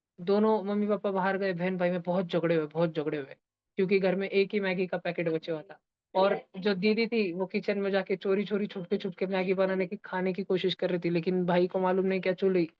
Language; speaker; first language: Hindi; non-native, local second language; Marathi